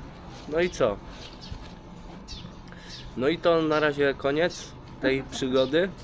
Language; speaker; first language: Polish; native; Polish